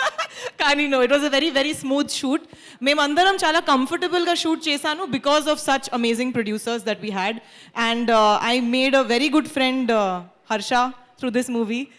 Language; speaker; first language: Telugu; non-native, learner; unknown